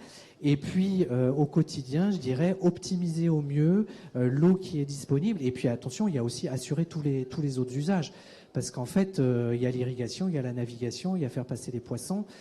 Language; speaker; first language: French; native; French